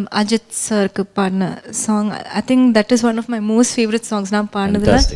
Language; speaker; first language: Tamil; non-native, local second language; Malayalam